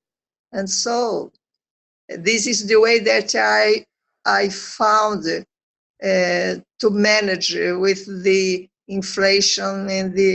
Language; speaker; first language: English; non-native, learner; Portuguese